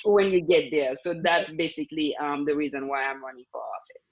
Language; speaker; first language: English; non-native, fluent; Haitian Creole